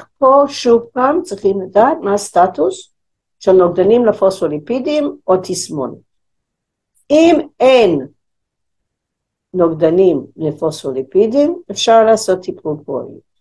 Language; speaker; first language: Hebrew; non-native, fluent; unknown